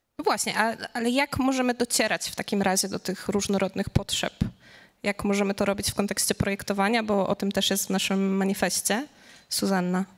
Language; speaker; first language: Polish; native; Polish